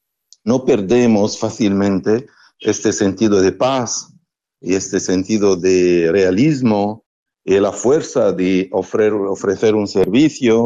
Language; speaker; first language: Spanish; non-native, fluent; Arabic